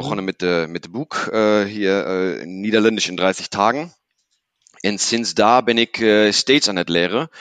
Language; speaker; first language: Dutch; non-native, learner; German